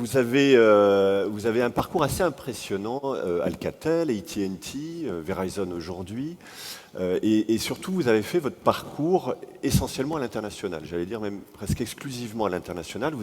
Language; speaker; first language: French; native; French